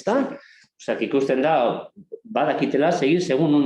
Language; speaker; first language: Basque; native; Basque